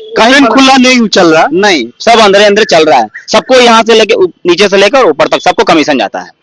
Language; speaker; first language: Hindi; native; Hindi